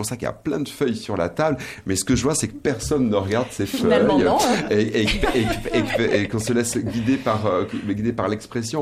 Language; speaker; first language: French; native; French